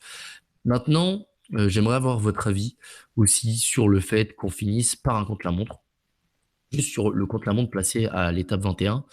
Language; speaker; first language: French; native; French